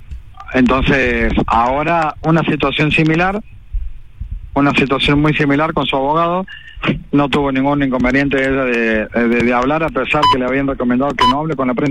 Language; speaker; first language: Spanish; native; Spanish